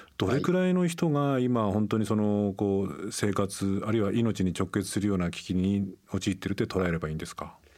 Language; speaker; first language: Japanese; native; Japanese